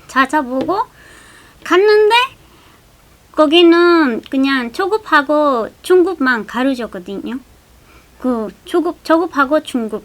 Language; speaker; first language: Korean; non-native, fluent; Spanish